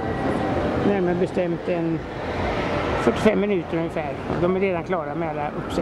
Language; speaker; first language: Swedish; native; Swedish